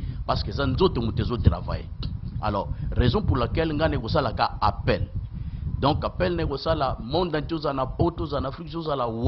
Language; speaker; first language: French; non-native, local second language; Lingala